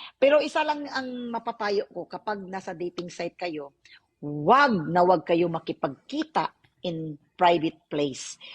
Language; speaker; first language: Filipino; non-native, local second language; Cebuano